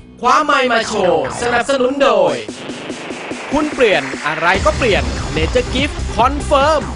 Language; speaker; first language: Thai; native; Thai